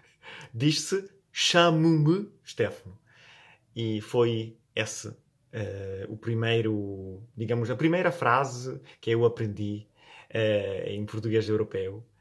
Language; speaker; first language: Portuguese; non-native, fluent; Italian